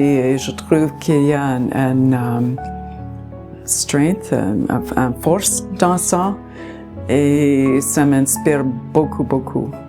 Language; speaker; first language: French; non-native, local second language; English